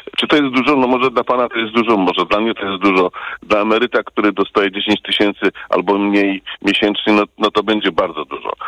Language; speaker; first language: Polish; early bilingual, heritage; Polish